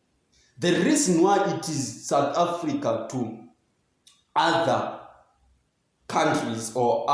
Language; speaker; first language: English; non-native, local second language; Zulu